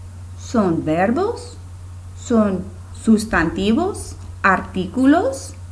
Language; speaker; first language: Spanish; non-native, fluent; English